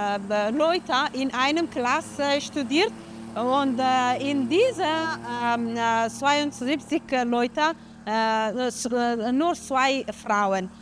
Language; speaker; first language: German; non-native, learner; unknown